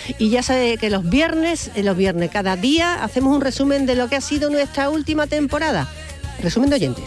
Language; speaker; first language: Spanish; native; Spanish